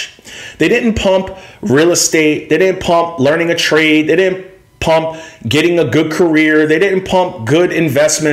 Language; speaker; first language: English; native; English